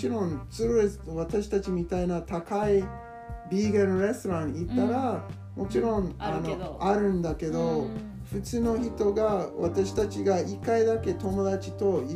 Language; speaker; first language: Japanese; non-native, learner; English